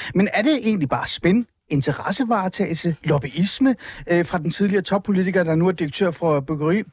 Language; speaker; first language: Danish; non-native, fluent; Persian